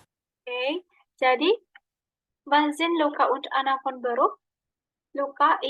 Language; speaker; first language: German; non-native, fluent; Indonesian